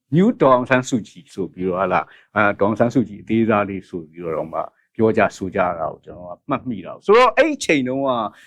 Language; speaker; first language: Burmese; native; Burmese